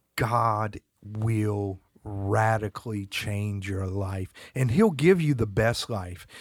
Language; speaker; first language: English; native; English